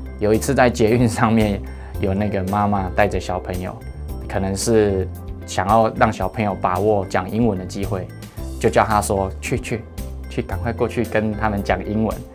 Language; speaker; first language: Chinese; early bilingual, heritage; Chinese